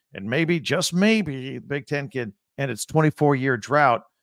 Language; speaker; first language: English; native; English